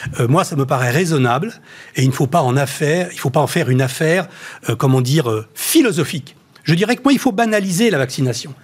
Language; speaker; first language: French; native; French